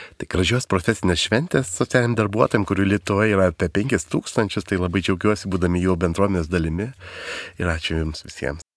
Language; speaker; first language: Lithuanian; native; Lithuanian